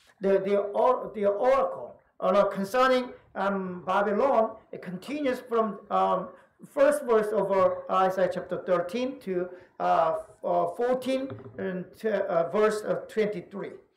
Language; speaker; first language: English; non-native, fluent; Korean